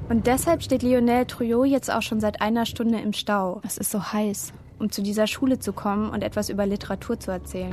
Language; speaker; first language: German; native; German